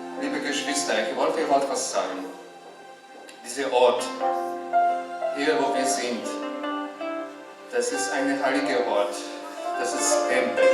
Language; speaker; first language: German; non-native, learner; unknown